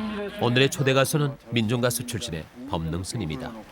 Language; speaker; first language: Korean; native; Korean